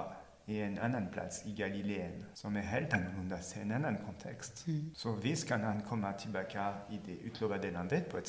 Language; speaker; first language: Swedish; non-native, fluent; French